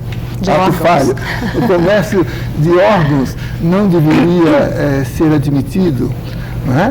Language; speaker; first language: Portuguese; native; Portuguese